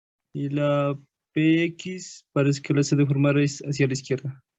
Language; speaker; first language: Spanish; native; Spanish